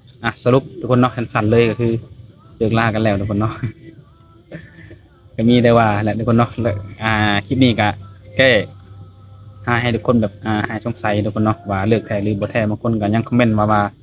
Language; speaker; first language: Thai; non-native, local second language; Northeastern Thai